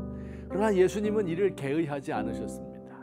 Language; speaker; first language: Korean; native; Korean